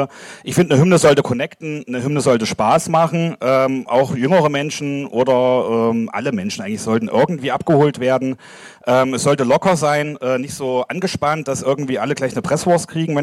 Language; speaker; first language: German; native; German